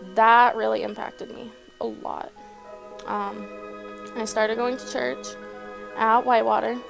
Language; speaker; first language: English; native; English